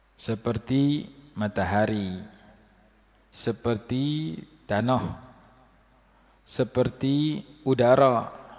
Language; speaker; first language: Malay; native; Malay